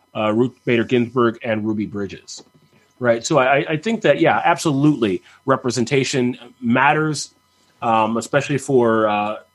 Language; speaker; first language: English; native; English